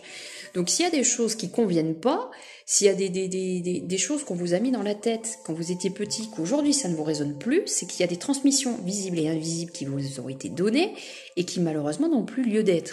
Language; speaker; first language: French; native; French